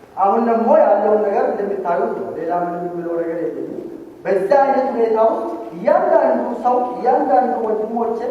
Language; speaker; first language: Amharic; non-native, local second language; Oromo